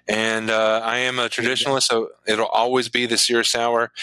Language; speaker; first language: English; native; English